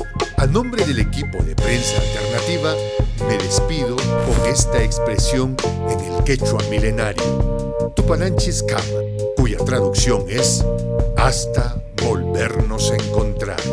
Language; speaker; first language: Spanish; native; Spanish